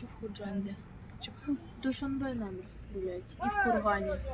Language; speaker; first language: Russian; non-native, learner; Tajik